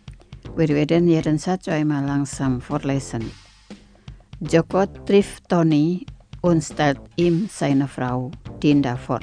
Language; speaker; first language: German; non-native, fluent; Indonesian